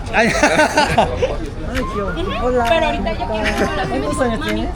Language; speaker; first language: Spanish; non-native, learner; Korean